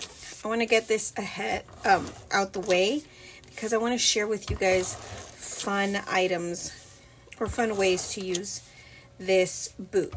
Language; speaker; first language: English; native; English